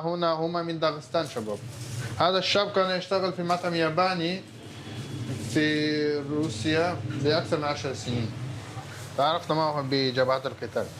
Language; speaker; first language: Arabic; non-native, fluent; Russian